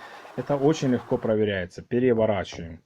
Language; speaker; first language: Russian; native; Russian